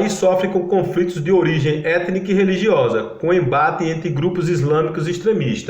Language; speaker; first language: Portuguese; native; Portuguese